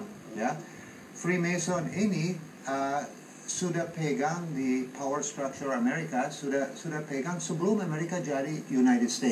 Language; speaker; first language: Indonesian; non-native, fluent; English